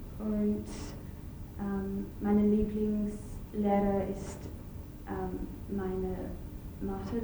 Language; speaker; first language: German; non-native, learner; English